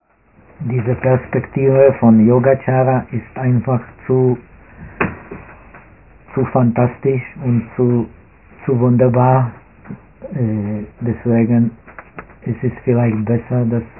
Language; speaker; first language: German; non-native, fluent; Czech